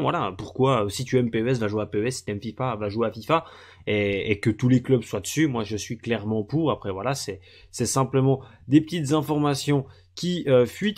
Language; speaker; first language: French; native; French